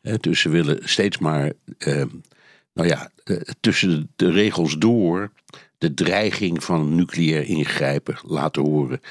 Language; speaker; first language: Dutch; native; Dutch